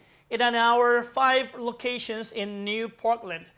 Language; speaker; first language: English; non-native, fluent; Korean